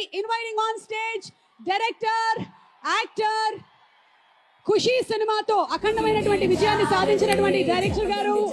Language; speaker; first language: Telugu; native; Telugu